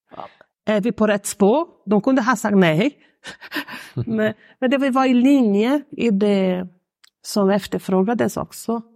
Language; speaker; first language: Swedish; non-native, fluent; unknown